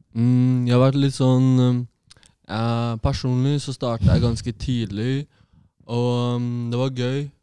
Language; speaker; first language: Norwegian; native; Norwegian